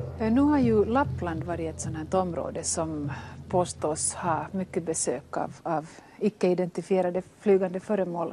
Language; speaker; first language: Swedish; native; Swedish